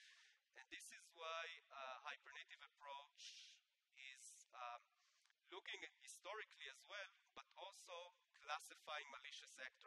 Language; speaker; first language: English; non-native, fluent; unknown